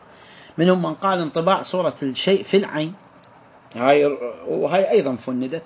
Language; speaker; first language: Arabic; native; Arabic